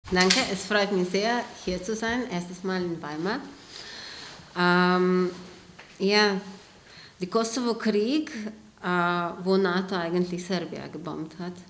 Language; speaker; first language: German; non-native, fluent; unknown